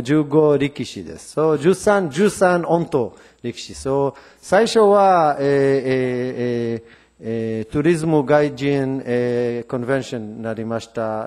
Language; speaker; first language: Japanese; non-native, learner; Hebrew